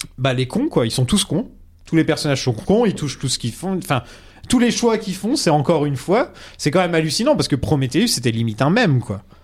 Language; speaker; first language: French; native; French